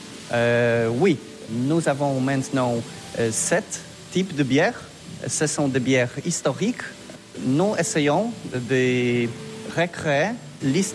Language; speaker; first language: French; non-native, learner; Polish